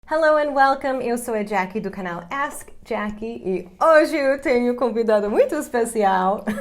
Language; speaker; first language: Portuguese; non-native, fluent; English